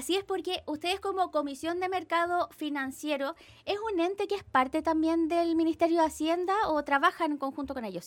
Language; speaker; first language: Spanish; native; Spanish